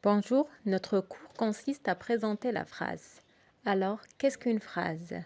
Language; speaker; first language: French; non-native, local second language; Arabic